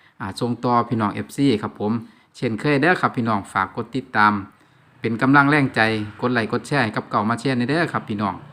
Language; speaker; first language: Thai; non-native, local second language; Lao